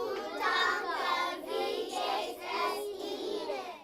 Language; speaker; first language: German; non-native, learner; English